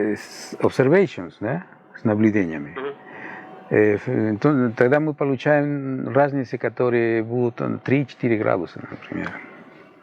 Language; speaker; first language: Russian; non-native, fluent; Spanish